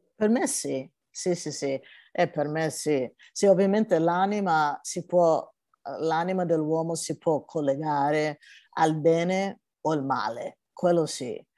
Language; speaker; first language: Italian; non-native, fluent; English